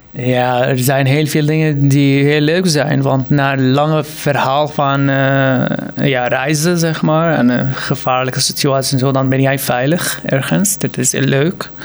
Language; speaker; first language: Dutch; non-native, fluent; Arabic